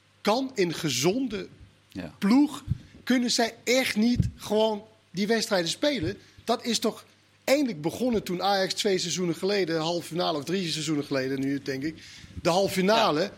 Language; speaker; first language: Dutch; non-native, fluent; Danish